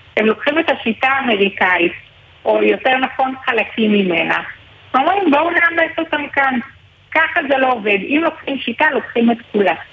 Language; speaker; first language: Hebrew; native; Hebrew